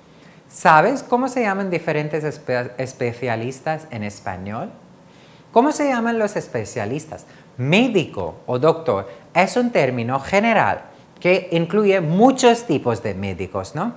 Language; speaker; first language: Spanish; non-native, fluent; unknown